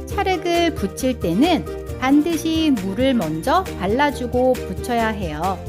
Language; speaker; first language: Korean; native; Korean